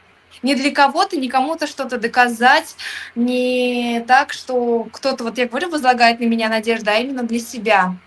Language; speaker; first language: Russian; native; Russian